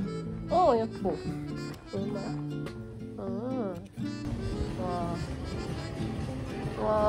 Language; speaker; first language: Korean; non-native, learner; Japanese